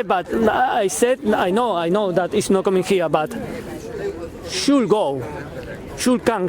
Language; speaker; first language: English; non-native, learner; Spanish